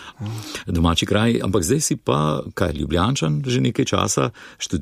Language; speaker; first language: Slovenian; native; Slovenian